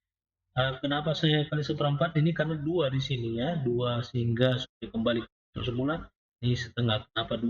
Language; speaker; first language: Indonesian; native; Indonesian